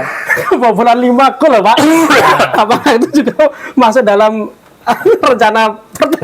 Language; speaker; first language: Indonesian; non-native, local second language; Javanese